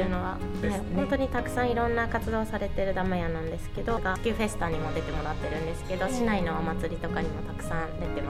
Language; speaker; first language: Japanese; native; Japanese